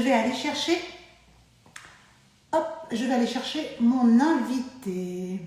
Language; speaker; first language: French; native; French